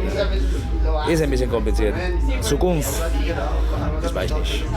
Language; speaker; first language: German; non-native, learner; Spanish